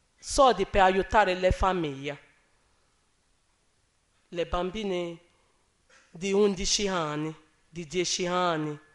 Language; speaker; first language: Italian; non-native, learner; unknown